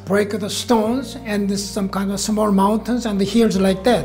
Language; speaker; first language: English; non-native, fluent; Korean